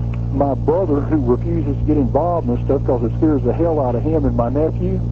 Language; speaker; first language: English; native; English